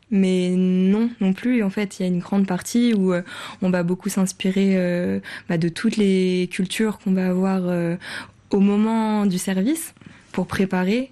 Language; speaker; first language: French; native; French